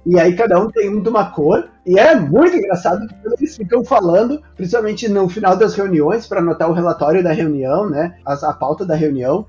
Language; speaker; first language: Portuguese; native; Portuguese